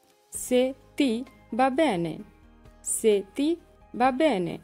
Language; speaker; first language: Italian; non-native, learner; Bangla